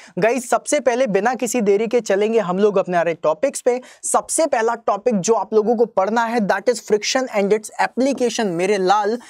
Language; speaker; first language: Hindi; native; Hindi